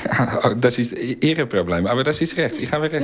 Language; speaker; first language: German; non-native, learner; Dutch